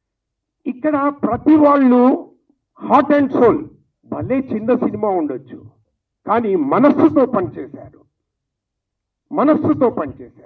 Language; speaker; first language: Telugu; native; Telugu